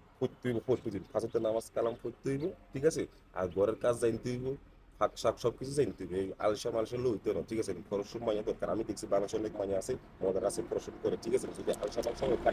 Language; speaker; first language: Bangla; non-native, learner; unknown